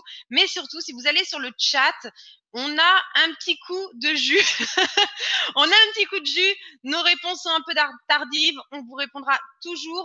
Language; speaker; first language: French; native; French